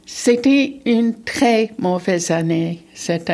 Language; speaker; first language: French; non-native, fluent; English